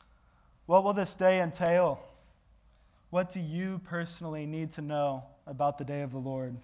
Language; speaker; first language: English; native; English